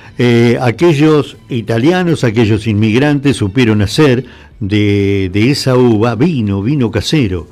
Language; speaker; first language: Spanish; native; Spanish